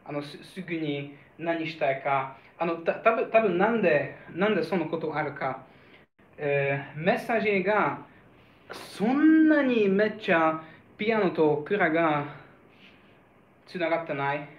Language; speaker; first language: Japanese; non-native, fluent; Hungarian